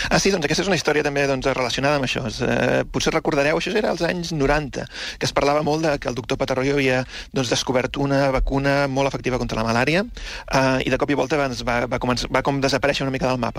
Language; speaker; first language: Catalan; native; Catalan